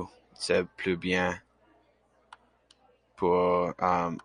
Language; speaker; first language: French; non-native, learner; English